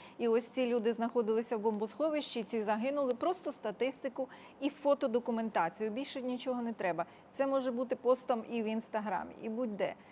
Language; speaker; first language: Ukrainian; native; Ukrainian